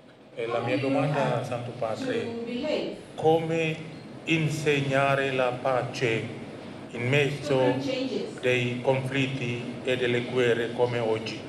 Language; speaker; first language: Italian; non-native, learner; Indonesian